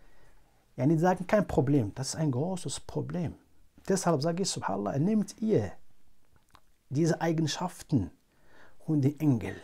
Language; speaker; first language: German; non-native, fluent; Arabic